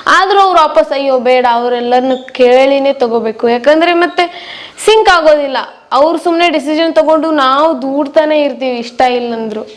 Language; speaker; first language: Kannada; non-native, local second language; Marwari